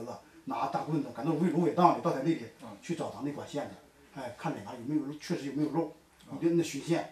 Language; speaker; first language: Chinese; native; Chinese